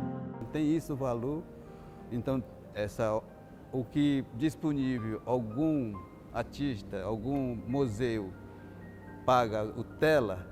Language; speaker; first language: Portuguese; non-native, local second language; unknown